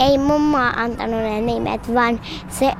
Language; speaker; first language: Finnish; early bilingual, heritage; Finnish